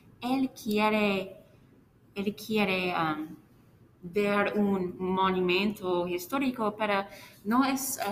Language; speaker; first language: Spanish; non-native, learner; English